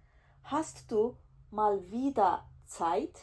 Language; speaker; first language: German; non-native, fluent; Georgian